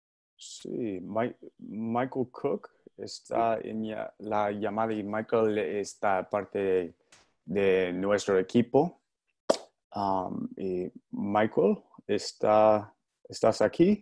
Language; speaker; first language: Spanish; non-native, fluent; English